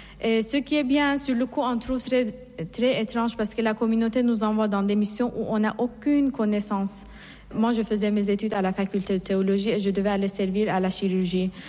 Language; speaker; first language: French; non-native, fluent; Persian